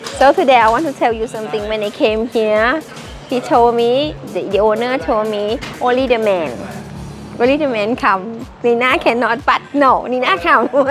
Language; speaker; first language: English; non-native, learner; Thai